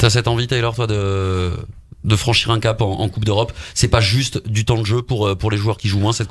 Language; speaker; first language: French; native; French